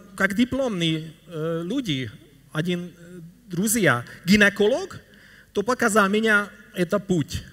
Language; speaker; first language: Russian; non-native, learner; Hungarian